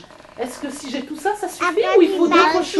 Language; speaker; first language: French; native; French